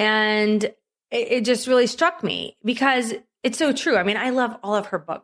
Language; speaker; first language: English; native; English